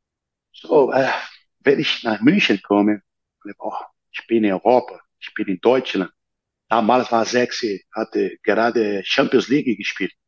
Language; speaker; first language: German; non-native, learner; Portuguese